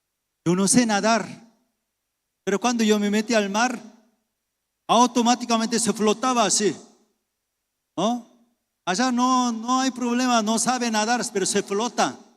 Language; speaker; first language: Spanish; non-native, fluent; Korean